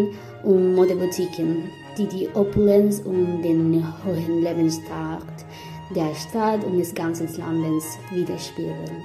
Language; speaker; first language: German; non-native, learner; Spanish